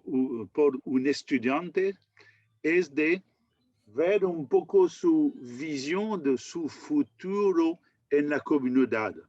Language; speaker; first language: Spanish; non-native, fluent; French